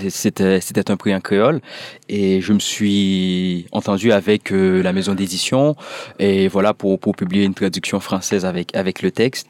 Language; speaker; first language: French; non-native, local second language; Haitian Creole